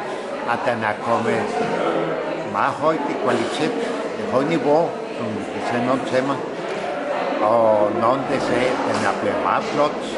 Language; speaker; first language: Danish; non-native, fluent; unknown